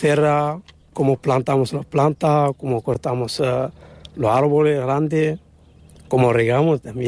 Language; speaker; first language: Spanish; non-native, learner; Arabic